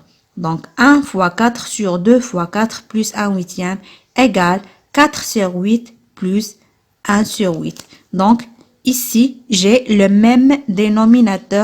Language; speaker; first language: French; non-native, local second language; Arabic